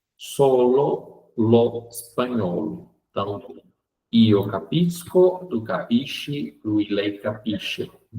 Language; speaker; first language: Italian; non-native, fluent; Portuguese